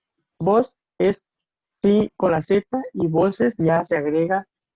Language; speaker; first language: Spanish; non-native, learner; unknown